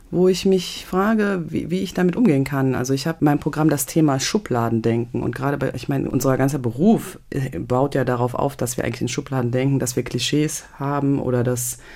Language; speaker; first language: German; native; German